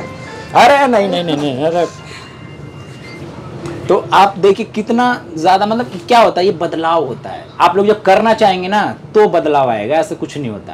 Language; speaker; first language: Hindi; native; Hindi